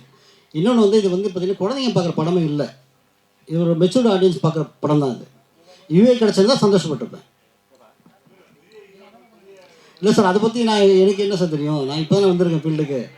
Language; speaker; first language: Tamil; native; Tamil